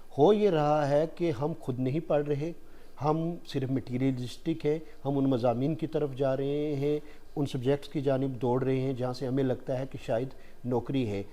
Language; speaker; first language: Urdu; non-native, local second language; Gujari